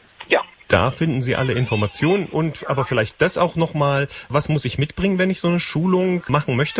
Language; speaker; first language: German; native; German